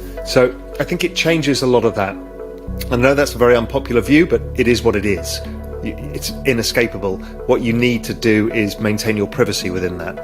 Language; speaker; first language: English; native; English